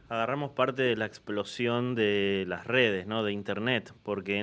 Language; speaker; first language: Spanish; native; Spanish